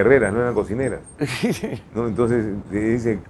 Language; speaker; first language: Spanish; native; Spanish